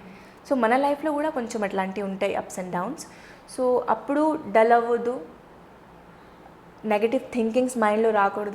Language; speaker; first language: Telugu; non-native, fluent; Hindi